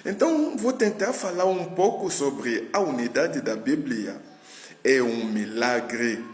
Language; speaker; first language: Portuguese; non-native, fluent; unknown